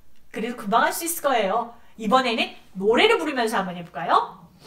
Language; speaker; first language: Korean; native; Korean